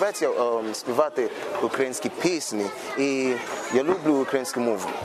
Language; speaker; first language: Ukrainian; non-native, learner; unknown